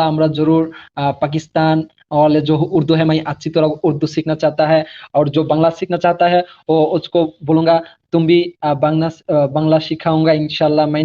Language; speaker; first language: Hindi; non-native, learner; Bangla